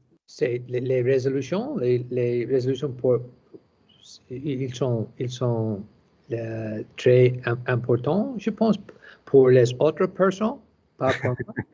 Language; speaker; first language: French; non-native, learner; English